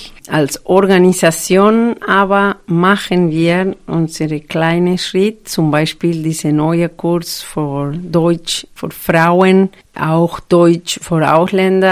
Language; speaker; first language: German; non-native, fluent; Spanish